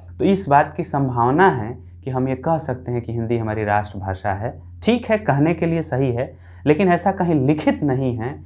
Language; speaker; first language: Hindi; non-native, local second language; Bhojpuri